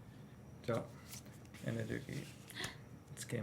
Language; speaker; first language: Japanese; non-native, fluent; English